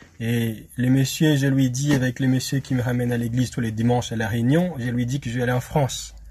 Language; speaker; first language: French; non-native, local second language; Malagasy